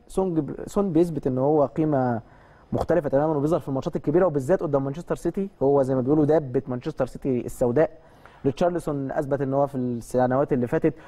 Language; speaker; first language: Egyptian Arabic; native; Egyptian Arabic